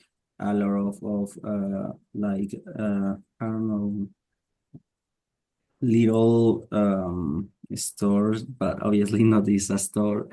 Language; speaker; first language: English; non-native, learner; Spanish